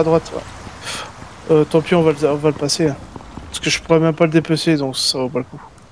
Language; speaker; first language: French; native; French